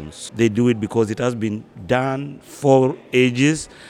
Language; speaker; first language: English; non-native, local second language; Luo (Kenya and Tanzania)